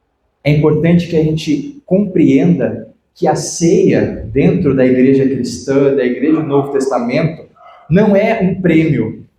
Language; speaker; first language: Portuguese; native; Portuguese